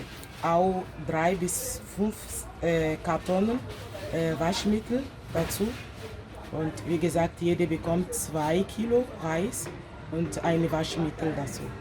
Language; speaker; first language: German; non-native, fluent; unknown